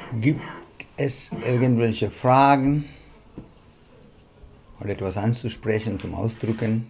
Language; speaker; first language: German; non-native, fluent; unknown